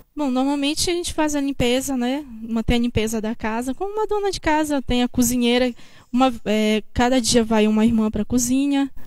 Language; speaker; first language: Portuguese; native; Portuguese